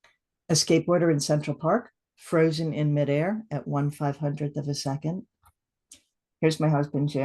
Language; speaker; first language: English; native; English